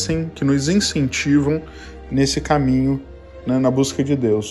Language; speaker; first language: Portuguese; native; Portuguese